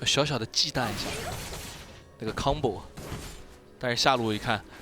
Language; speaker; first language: Chinese; native; Chinese